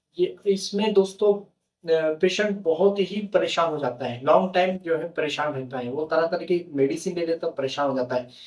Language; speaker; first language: Hindi; native; Hindi